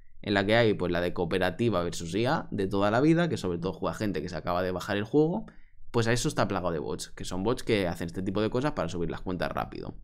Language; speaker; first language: Spanish; native; Spanish